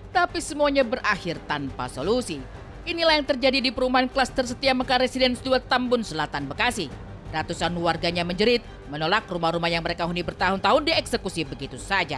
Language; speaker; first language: Indonesian; native; Indonesian